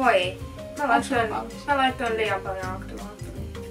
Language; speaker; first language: Finnish; native; Finnish